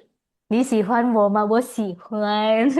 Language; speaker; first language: Chinese; non-native, fluent; Indonesian